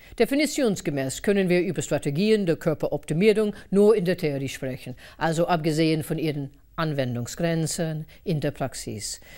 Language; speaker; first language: German; non-native, fluent; English